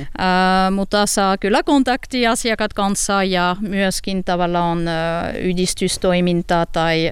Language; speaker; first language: Finnish; non-native, learner; French